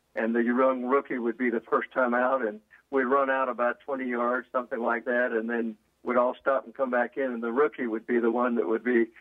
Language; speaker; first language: English; native; English